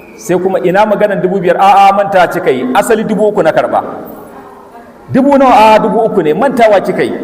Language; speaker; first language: Hausa; native; Hausa